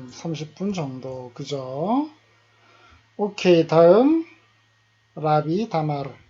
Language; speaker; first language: Korean; native; Korean